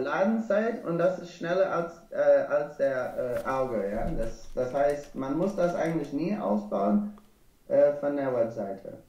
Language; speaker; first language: German; non-native, learner; English